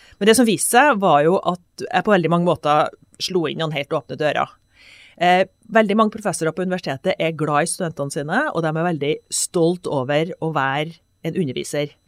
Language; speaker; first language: Norwegian; native; Norwegian